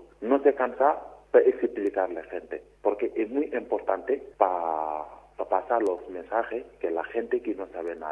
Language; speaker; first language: Spanish; non-native, learner; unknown